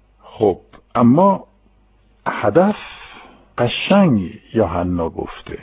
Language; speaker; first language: Persian; non-native, fluent; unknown